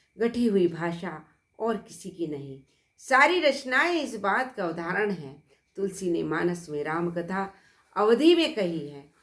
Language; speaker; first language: Hindi; native; Hindi